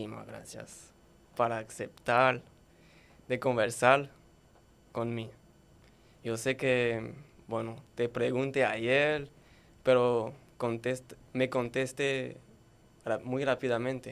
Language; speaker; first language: Spanish; non-native, learner; French